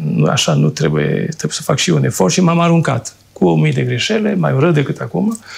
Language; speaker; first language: Romanian; non-native, fluent; French